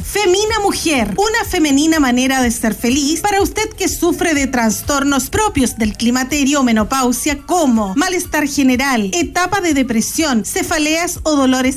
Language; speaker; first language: Spanish; native; Spanish